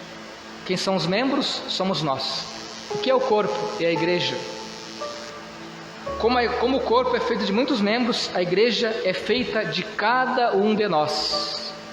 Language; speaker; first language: Portuguese; native; Portuguese